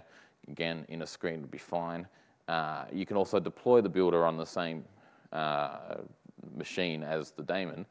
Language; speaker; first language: English; native; English